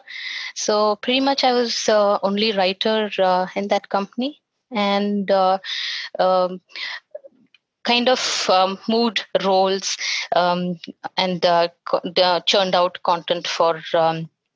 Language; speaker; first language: English; non-native, local second language; Kannada